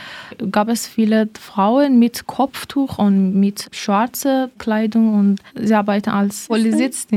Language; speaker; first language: German; non-native, learner; Persian